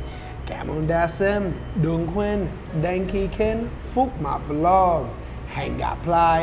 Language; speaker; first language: Vietnamese; non-native, learner; English